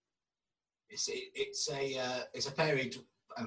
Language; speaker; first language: English; native; English